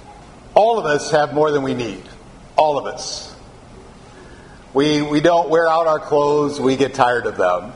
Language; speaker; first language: English; native; English